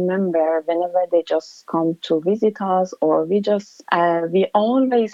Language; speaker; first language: English; non-native, fluent; Persian